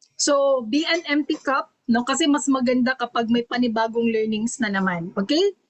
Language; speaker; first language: Filipino; non-native, local second language; Cebuano